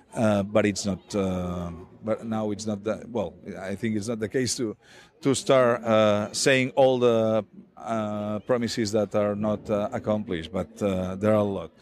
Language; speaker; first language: English; non-native, fluent; Catalan